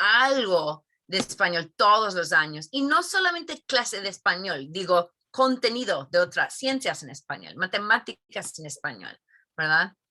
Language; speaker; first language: Spanish; non-native, fluent; English